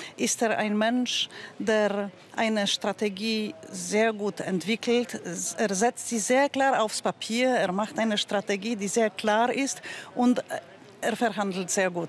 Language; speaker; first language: German; non-native, fluent; Polish